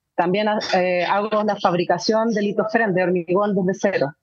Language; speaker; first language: Spanish; native; Spanish